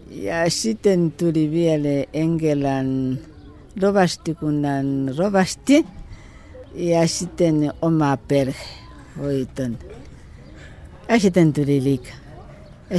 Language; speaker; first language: Finnish; non-native, fluent; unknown